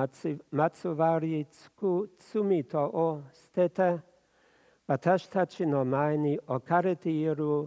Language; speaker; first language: Japanese; non-native, fluent; German